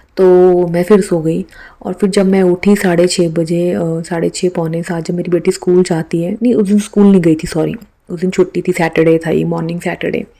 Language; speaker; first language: Hindi; native; Hindi